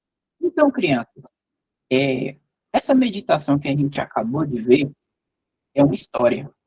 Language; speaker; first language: Portuguese; native; Portuguese